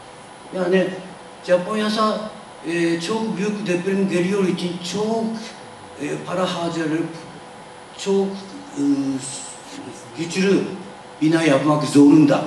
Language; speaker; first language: Turkish; non-native, learner; Japanese